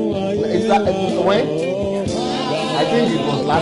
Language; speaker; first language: English; non-native, local second language; Yoruba